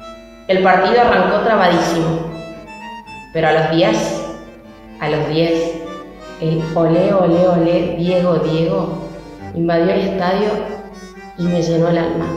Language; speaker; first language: Spanish; native; Spanish